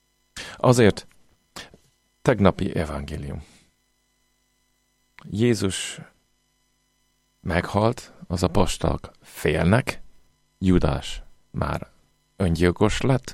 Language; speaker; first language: Hungarian; non-native, fluent; English